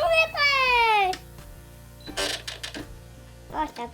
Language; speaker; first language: French; native; French